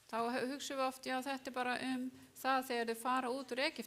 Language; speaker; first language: Icelandic; non-native, learner; Spanish